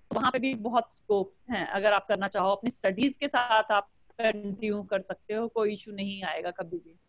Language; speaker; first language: Hindi; native; Hindi